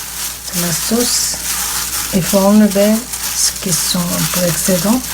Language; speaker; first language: French; non-native, fluent; Korean